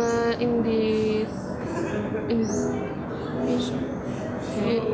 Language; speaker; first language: English; non-native, learner; Indonesian